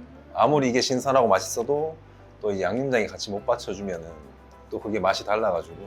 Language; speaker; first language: Korean; native; Korean